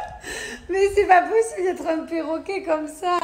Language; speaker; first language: French; native; French